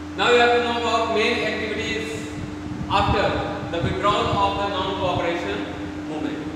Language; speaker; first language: English; non-native, local second language; Hindi